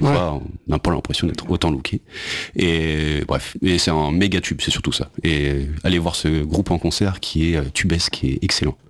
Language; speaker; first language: French; native; French